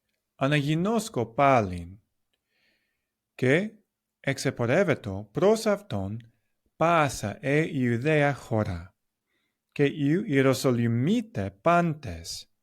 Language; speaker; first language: Greek; non-native, learner; English